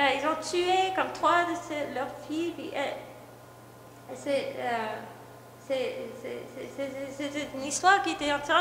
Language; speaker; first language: French; non-native, local second language; English